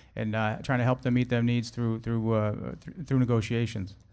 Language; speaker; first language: English; native; English